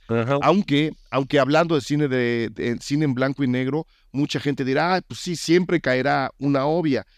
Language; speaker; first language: Spanish; native; Spanish